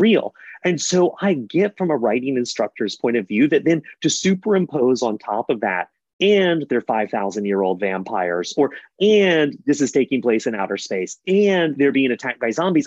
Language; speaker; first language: English; native; English